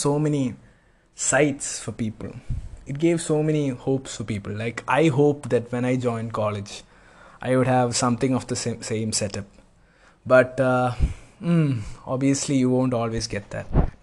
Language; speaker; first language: English; non-native, local second language; Malayalam